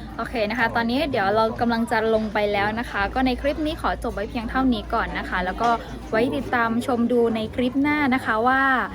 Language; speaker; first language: Thai; native; Thai